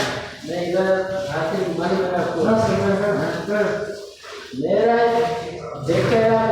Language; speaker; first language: Hindi; non-native, learner; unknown